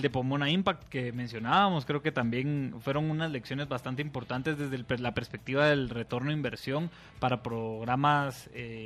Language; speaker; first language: Spanish; native; Spanish